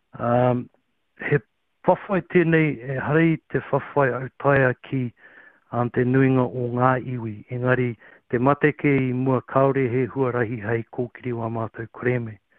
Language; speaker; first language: Māori; non-native, local second language; English